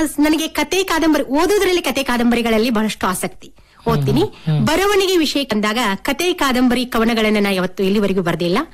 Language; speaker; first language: Kannada; native; Kannada